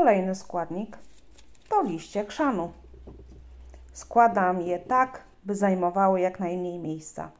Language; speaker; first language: Polish; native; Polish